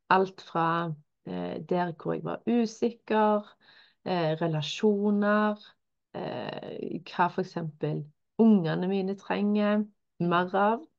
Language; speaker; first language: Norwegian; native; Norwegian